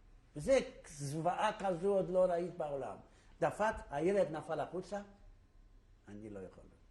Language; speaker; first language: Hebrew; non-native, fluent; Yiddish